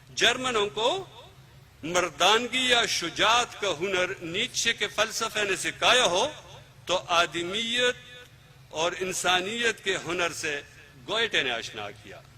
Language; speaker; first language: Urdu; non-native, local second language; Pashto